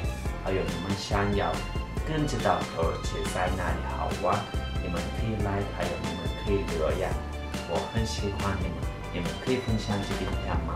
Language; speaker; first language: Chinese; non-native, learner; Turkish